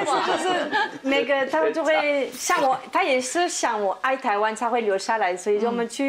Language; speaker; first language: Chinese; non-native, fluent; French